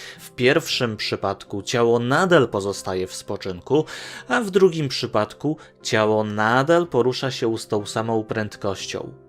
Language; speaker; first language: Polish; native; Polish